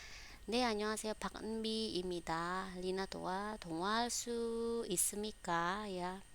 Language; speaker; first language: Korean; non-native, fluent; Indonesian